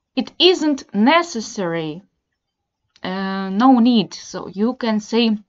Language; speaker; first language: English; non-native, fluent; Russian